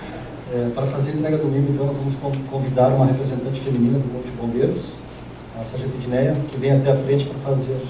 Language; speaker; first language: Portuguese; native; Portuguese